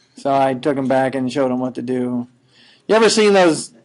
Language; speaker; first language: English; native; English